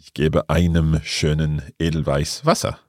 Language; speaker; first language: German; non-native, learner; English